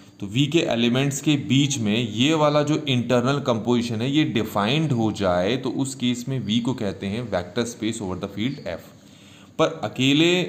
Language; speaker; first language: Hindi; native; Hindi